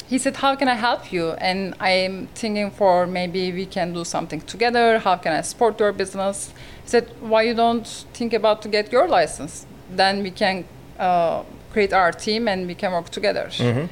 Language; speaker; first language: English; non-native, learner; Turkish